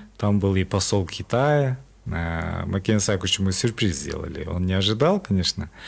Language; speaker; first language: Russian; non-native, local second language; Kyrgyz